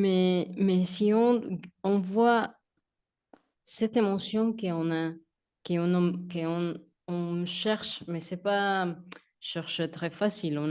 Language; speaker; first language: French; non-native, learner; Spanish